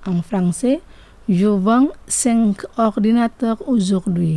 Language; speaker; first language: French; non-native, fluent; Indonesian